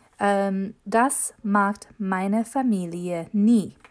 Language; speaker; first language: German; non-native, fluent; English